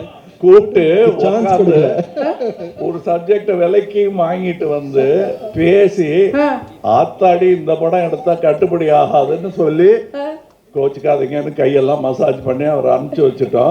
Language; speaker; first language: Tamil; native; Tamil